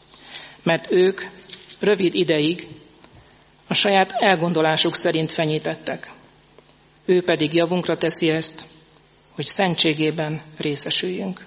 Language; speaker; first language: Hungarian; native; Hungarian